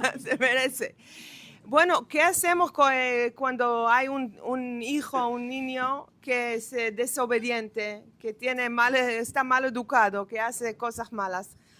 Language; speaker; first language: Spanish; non-native, fluent; Hebrew